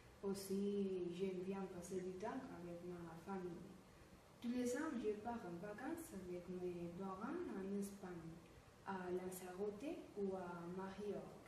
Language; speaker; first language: French; non-native, learner; Spanish